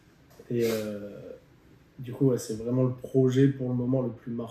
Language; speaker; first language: French; native; French